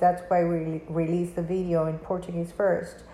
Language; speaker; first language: English; non-native, fluent; Spanish